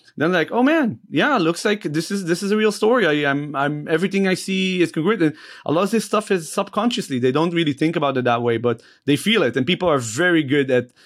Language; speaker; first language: English; non-native, fluent; Hebrew